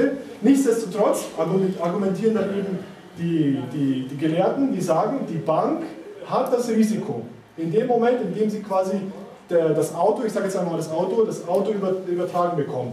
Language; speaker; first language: German; native; German